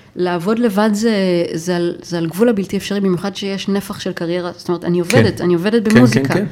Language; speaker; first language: Hebrew; native; Hebrew